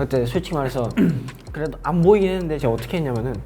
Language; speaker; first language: Korean; native; Korean